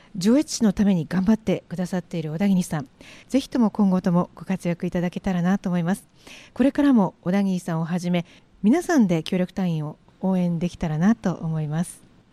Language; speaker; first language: Japanese; native; Japanese